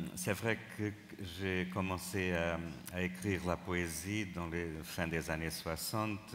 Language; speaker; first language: French; non-native, fluent; Portuguese